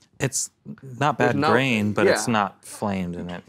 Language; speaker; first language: English; native; English